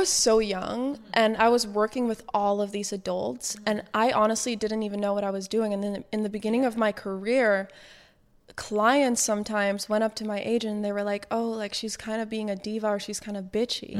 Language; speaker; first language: English; non-native, fluent; Dutch